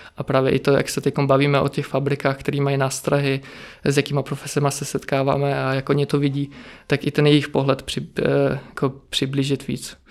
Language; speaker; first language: Czech; early bilingual, other home language; Ukrainian